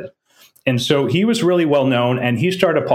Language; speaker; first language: English; non-native, fluent; French